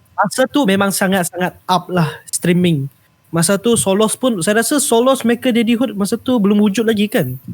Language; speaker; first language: Malay; non-native, local second language; Iban